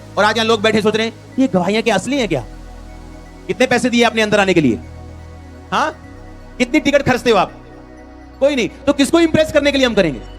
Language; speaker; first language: Hindi; non-native, local second language; Punjabi